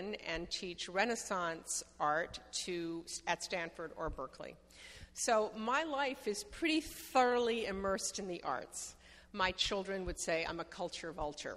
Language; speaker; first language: English; native; English